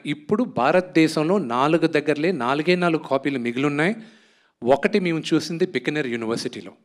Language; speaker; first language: Telugu; native; Telugu